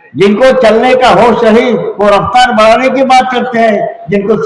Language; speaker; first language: Hindi; non-native, local second language; Marathi